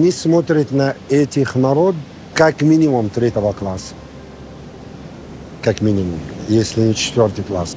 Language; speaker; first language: Russian; non-native, fluent; Arabic